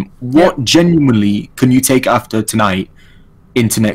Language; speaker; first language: English; native; English